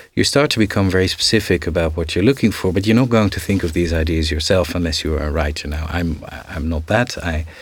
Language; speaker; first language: English; non-native, fluent; Dutch